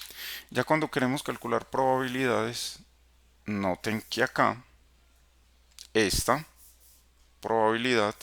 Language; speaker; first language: Spanish; native; Spanish